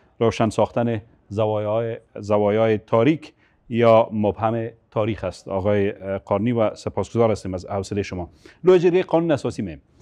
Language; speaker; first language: Persian; native; Persian